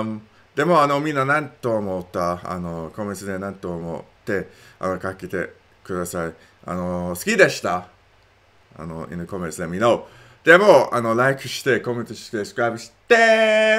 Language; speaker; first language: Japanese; non-native, learner; English